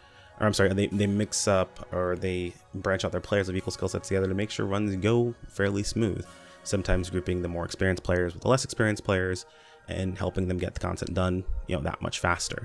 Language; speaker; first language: English; native; English